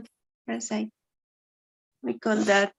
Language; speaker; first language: English; non-native, learner; Spanish